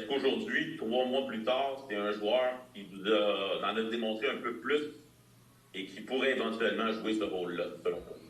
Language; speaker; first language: French; native; French